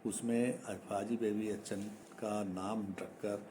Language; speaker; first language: Hindi; non-native, local second language; Malayalam